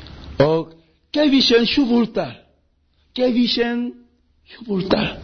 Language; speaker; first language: Hungarian; non-native, learner; Korean